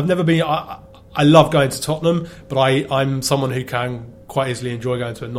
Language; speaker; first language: English; native; English